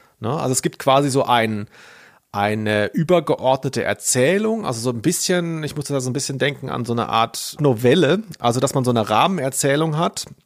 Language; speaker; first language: German; native; German